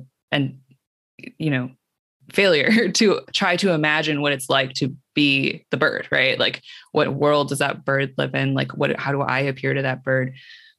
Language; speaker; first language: English; native; English